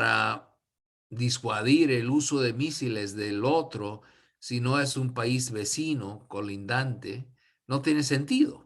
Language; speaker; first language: Spanish; non-native, fluent; English